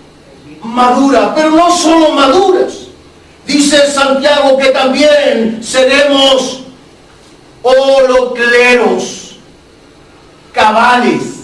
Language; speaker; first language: Spanish; native; Spanish